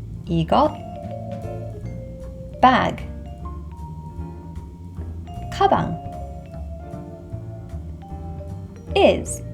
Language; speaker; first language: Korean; non-native, fluent; English